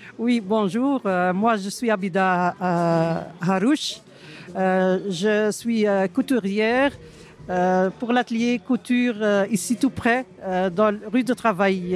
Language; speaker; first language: French; non-native, fluent; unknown